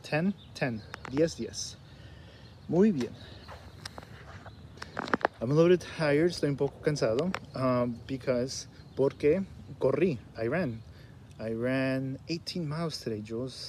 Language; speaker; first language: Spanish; early bilingual, heritage; Spanish